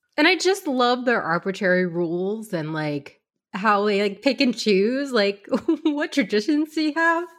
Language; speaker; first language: English; early bilingual, other home language; Hindi